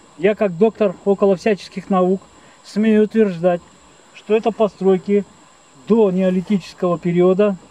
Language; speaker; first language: Russian; native; Russian